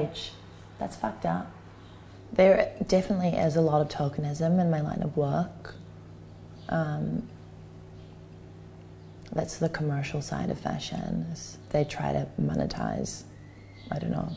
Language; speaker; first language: English; native; English